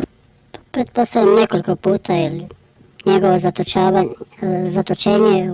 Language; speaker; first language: Croatian; native; Croatian